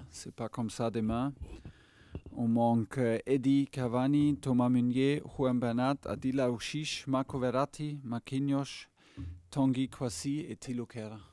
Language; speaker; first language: French; non-native, fluent; German